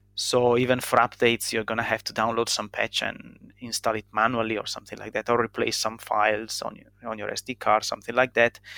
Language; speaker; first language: English; non-native, fluent; Italian